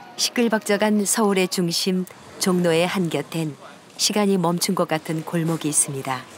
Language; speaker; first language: Korean; native; Korean